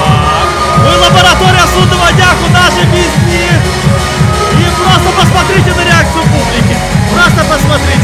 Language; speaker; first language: Russian; native; Russian